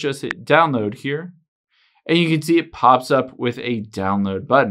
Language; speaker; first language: English; native; English